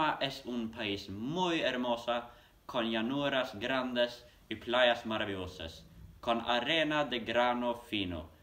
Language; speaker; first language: Spanish; non-native, learner; Swedish